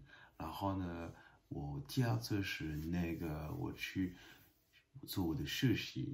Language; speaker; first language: Chinese; non-native, learner; French